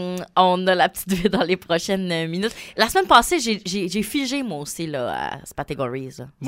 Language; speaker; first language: French; native; French